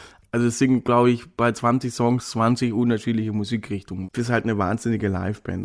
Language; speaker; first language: German; native; German